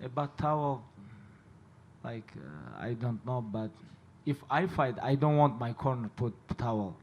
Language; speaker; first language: English; non-native, learner; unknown